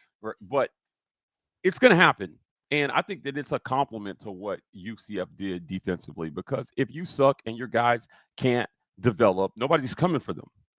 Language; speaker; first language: English; native; English